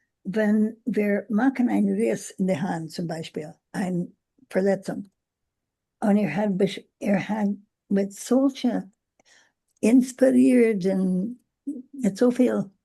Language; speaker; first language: German; non-native, learner; English